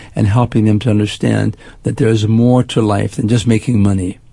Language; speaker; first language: English; non-native, fluent; German